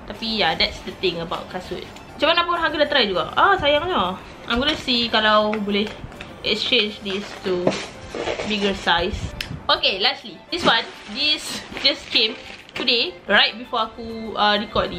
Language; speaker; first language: English; non-native, local second language; Malay